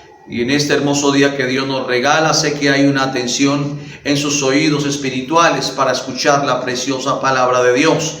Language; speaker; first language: Spanish; native; Spanish